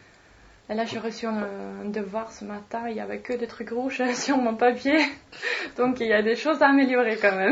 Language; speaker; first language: French; non-native, fluent; Swedish